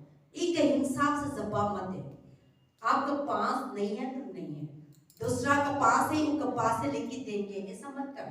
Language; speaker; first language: Hindi; non-native, local second language; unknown